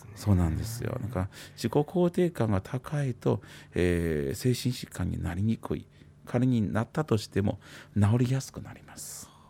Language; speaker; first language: Japanese; non-native, fluent; Chinese